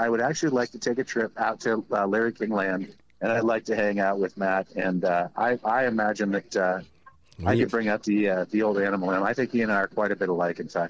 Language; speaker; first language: English; native; English